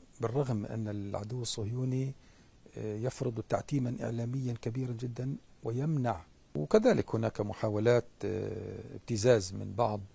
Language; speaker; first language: Arabic; native; Arabic